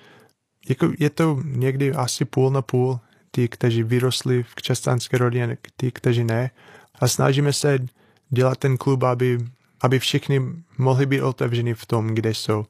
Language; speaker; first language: Czech; non-native, fluent; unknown